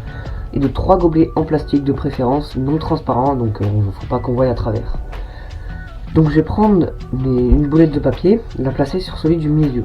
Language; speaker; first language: French; native; French